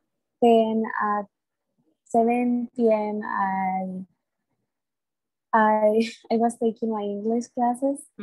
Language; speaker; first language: English; non-native, learner; Spanish